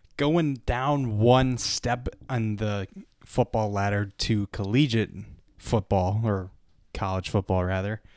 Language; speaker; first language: English; native; English